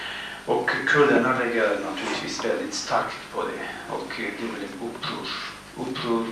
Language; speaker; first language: Swedish; non-native, fluent; Kurdish